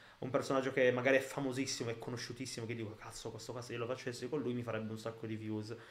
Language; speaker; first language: Italian; early bilingual, other home language; Arabic